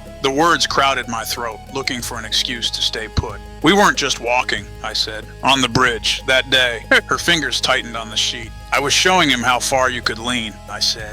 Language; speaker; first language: English; native; English